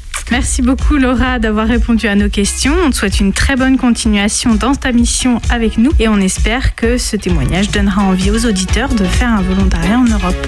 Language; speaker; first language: French; native; French